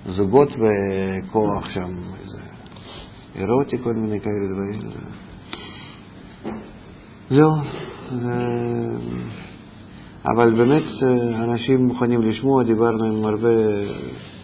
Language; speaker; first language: Hebrew; non-native, fluent; Russian